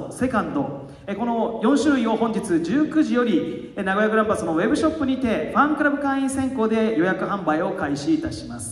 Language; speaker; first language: Japanese; native; Japanese